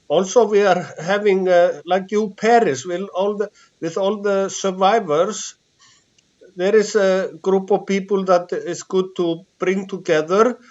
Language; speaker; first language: English; non-native, fluent; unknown